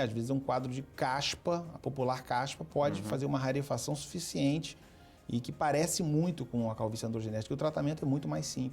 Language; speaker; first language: Portuguese; native; Portuguese